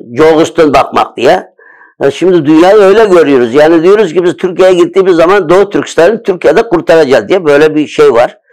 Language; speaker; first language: Turkish; early bilingual, other home language; Uyghur